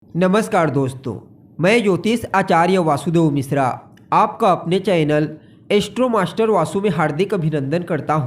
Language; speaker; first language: Hindi; native; Hindi